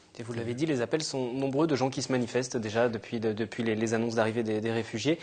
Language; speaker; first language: French; native; French